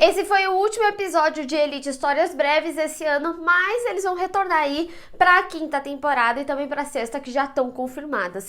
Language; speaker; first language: Portuguese; native; Portuguese